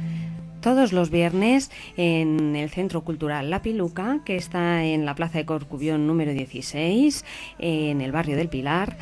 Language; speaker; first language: Spanish; native; Spanish